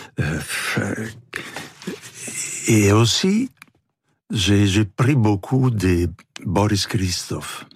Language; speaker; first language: French; non-native, fluent; Italian